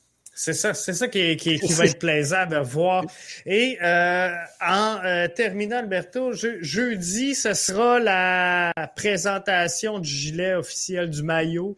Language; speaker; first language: French; native; French